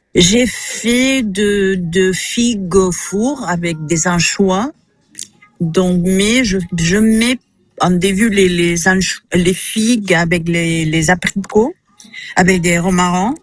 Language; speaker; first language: French; non-native, fluent; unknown